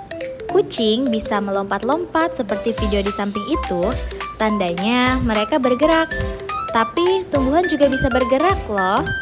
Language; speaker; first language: Indonesian; native; Indonesian